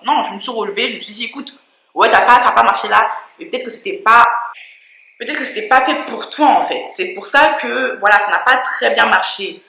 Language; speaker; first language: French; native; French